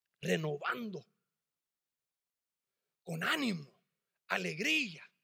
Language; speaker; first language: Spanish; early bilingual, heritage; English